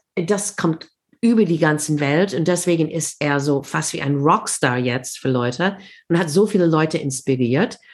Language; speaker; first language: German; non-native, fluent; English